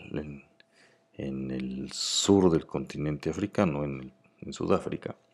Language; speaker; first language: Spanish; native; Spanish